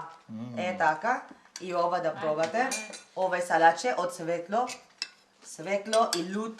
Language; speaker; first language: Macedonian; non-native, learner; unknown